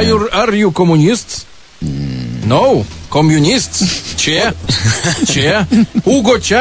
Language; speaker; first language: English; non-native, learner; Russian